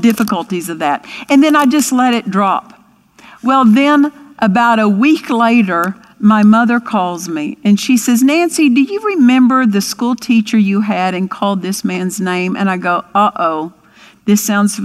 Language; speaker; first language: English; native; English